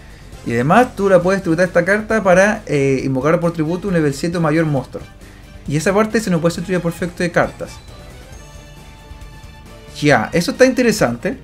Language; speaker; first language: Spanish; native; Spanish